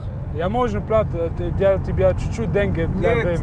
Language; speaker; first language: Russian; non-native, learner; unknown